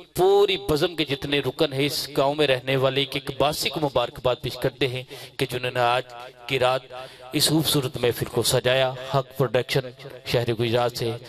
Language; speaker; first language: Urdu; non-native, local second language; Punjabi